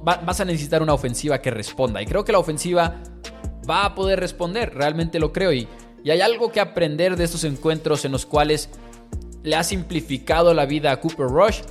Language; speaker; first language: Spanish; native; Spanish